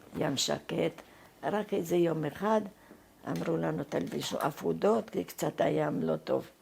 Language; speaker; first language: Hebrew; non-native, fluent; Arabic